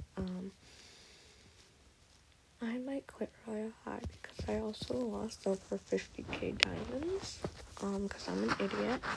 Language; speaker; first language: English; native; English